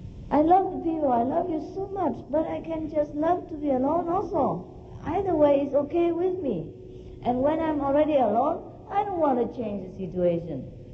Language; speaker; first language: English; non-native, fluent; Vietnamese